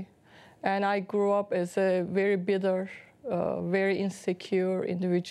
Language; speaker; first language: English; non-native, fluent; Turkish